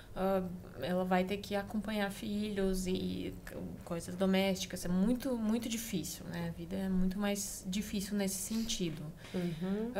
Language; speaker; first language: Portuguese; non-native, fluent; Russian